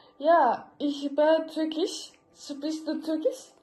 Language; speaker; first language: German; non-native, learner; Turkish